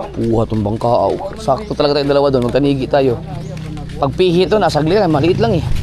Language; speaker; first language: Filipino; non-native, local second language; Cebuano